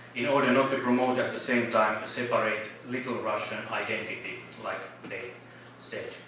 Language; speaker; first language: English; non-native, fluent; Finnish